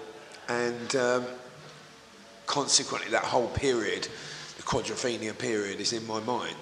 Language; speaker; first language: English; native; English